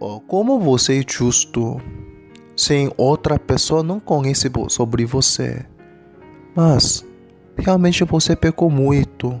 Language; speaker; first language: Portuguese; non-native, learner; Korean